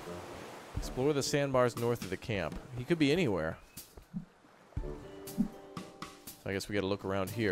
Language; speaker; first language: English; native; English